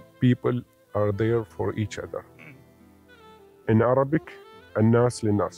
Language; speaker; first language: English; non-native, fluent; Arabic